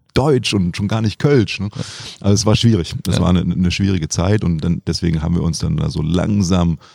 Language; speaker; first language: German; native; German